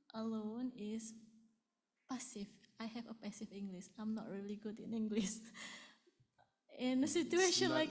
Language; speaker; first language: English; non-native, learner; Indonesian